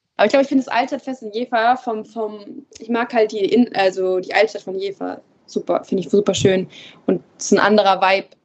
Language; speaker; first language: German; native; German